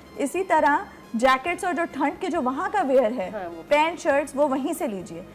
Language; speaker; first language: Urdu; native; Urdu